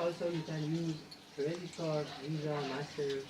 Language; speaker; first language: English; non-native, fluent; Persian